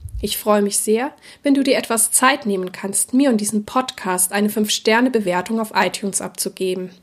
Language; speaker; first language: German; native; German